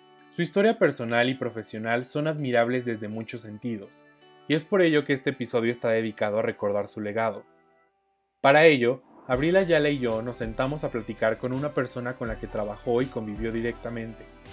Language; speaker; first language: Spanish; native; Spanish